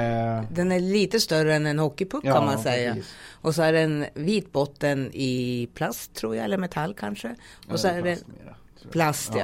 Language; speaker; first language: Swedish; native; Swedish